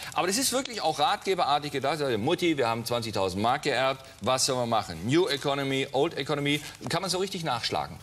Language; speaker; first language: German; native; German